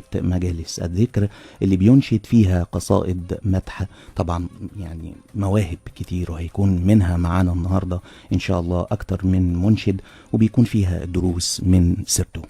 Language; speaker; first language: Arabic; native; Arabic